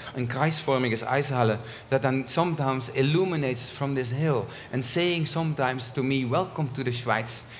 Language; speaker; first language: English; non-native, fluent; Dutch